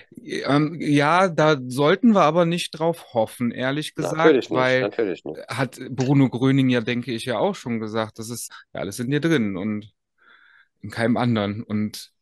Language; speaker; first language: German; native; German